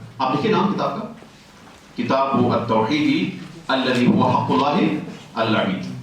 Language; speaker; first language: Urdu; non-native, local second language; Kashmiri